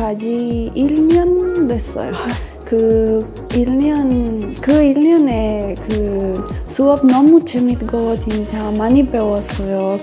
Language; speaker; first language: Korean; non-native, learner; Spanish